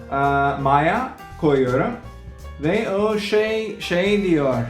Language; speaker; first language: Turkish; non-native, learner; English